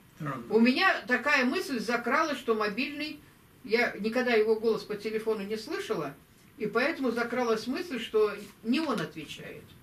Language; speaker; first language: Russian; native; Russian